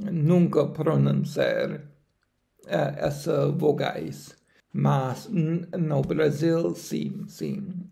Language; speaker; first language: Portuguese; non-native, learner; English